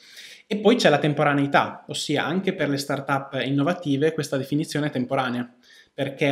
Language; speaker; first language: Italian; native; Italian